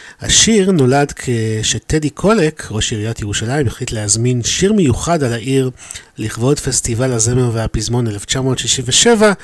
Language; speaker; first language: Hebrew; native; Hebrew